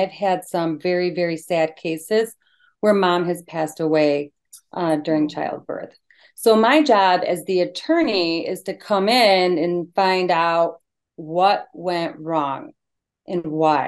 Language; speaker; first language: English; native; English